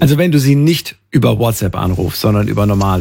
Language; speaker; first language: German; native; German